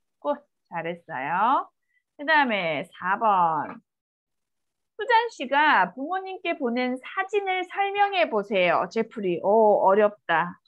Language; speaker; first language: Korean; native; Korean